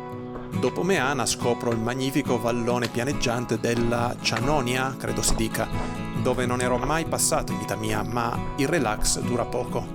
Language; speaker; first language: Italian; native; Italian